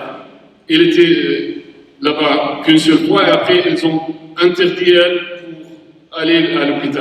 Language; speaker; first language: French; non-native, learner; Arabic